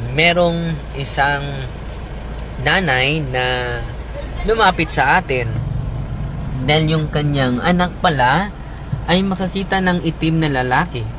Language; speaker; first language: Filipino; non-native, local second language; Cebuano